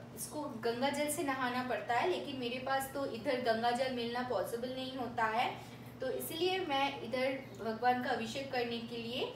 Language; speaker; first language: Hindi; non-native, local second language; Bangla